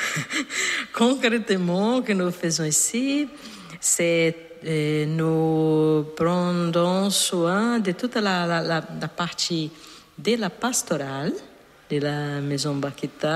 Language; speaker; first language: French; non-native, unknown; Portuguese